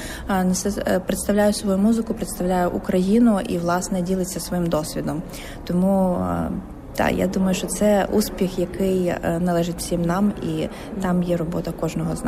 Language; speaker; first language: Ukrainian; native; Ukrainian